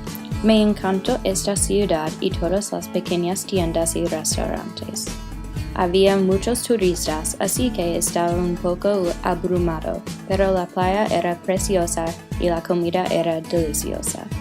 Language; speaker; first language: Spanish; non-native, learner; English